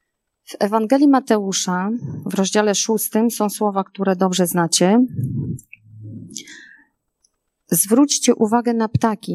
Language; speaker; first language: Polish; native; Polish